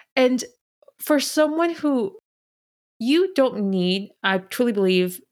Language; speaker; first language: English; early bilingual, other home language; Spanish